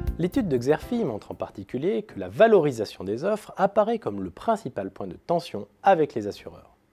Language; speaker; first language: French; native; French